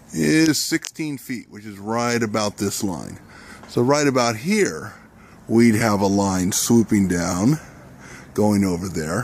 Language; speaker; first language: English; native; English